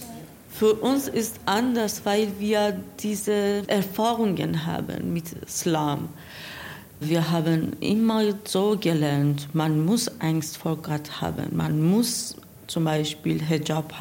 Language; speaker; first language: German; non-native, learner; Persian